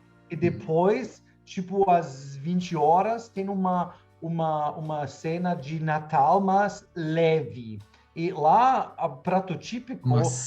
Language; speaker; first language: Portuguese; non-native, fluent; German